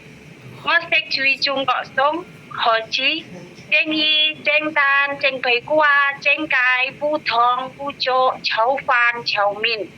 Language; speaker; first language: Cantonese; non-native, learner; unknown